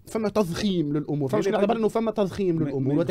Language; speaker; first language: Arabic; native; Arabic